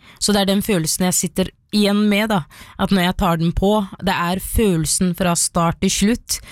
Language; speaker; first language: Norwegian; early bilingual, other home language; Somali